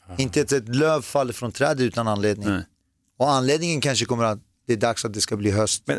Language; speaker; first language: Swedish; early bilingual, other home language; Persian